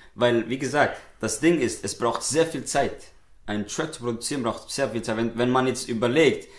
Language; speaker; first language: German; native; German